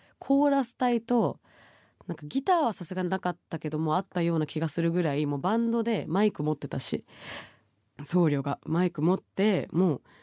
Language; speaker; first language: Japanese; early bilingual, other home language; Bangla